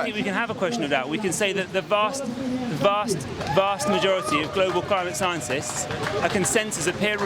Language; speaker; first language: English; native; English